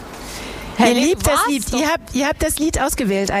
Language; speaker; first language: German; non-native, fluent; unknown